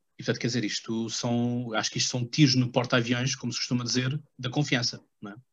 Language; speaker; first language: Portuguese; native; Portuguese